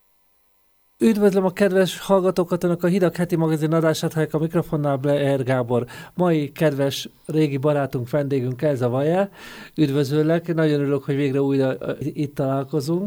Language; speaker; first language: Hungarian; native; Hungarian